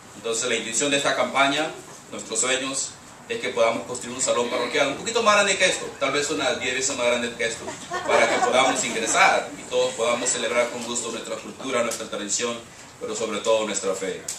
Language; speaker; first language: Spanish; native; Spanish